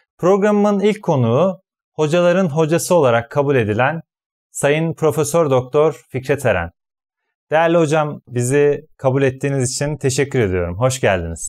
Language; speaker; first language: Turkish; native; Turkish